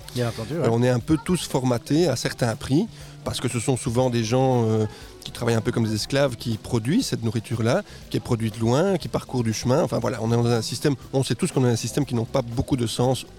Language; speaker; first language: French; non-native, fluent; Spanish